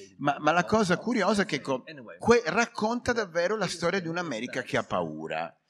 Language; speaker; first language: Italian; native; Italian